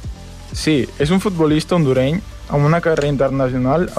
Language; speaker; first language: Catalan; non-native, learner; Spanish